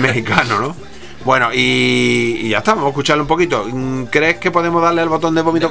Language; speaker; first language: Spanish; native; Spanish